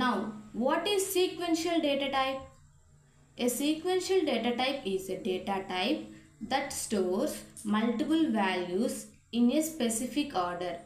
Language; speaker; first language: English; non-native, local second language; Telugu